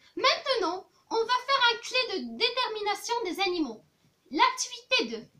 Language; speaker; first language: French; non-native, local second language; Arabic